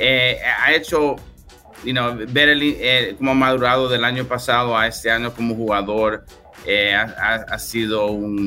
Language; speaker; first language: Spanish; early bilingual, heritage; English